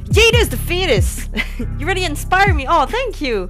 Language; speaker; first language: English; non-native, fluent; French